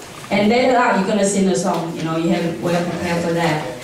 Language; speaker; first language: English; non-native, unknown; Min Nan Chinese